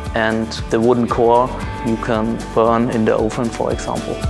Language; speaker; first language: English; non-native, fluent; German